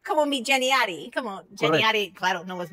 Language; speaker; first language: Spanish; non-native, fluent; English